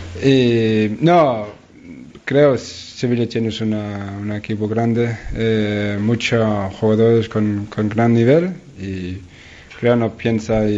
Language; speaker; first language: Spanish; non-native, learner; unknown